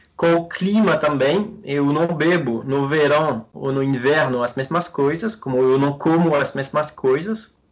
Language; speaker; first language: Portuguese; non-native, fluent; French